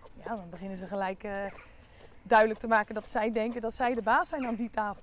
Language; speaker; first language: Dutch; native; Dutch